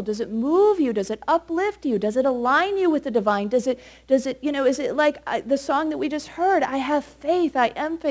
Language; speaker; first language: English; native; English